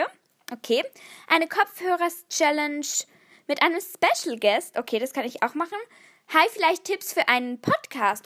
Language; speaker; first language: German; native; German